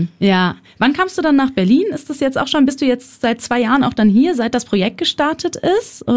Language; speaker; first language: German; native; German